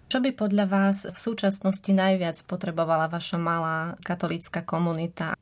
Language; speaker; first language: Slovak; native; Slovak